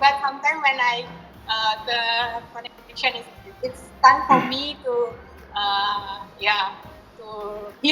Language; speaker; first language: English; non-native, learner; Indonesian